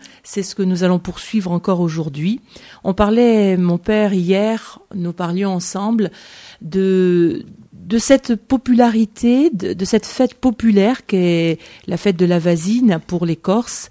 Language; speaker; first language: French; native; French